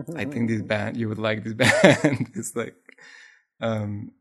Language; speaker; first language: English; non-native, fluent; Spanish